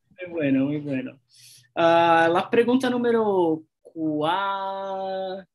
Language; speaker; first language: Spanish; non-native, learner; Portuguese